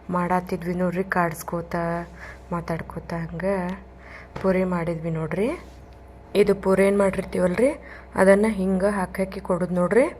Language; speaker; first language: Kannada; non-native, local second language; Lambadi